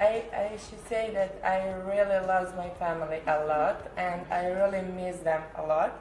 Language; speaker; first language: English; non-native, learner; Serbian